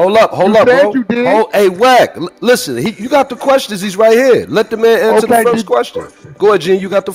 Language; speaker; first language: English; native; English